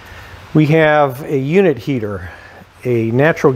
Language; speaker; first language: English; native; English